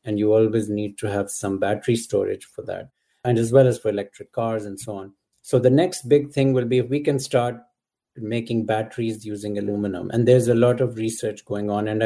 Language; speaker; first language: English; non-native, local second language; Urdu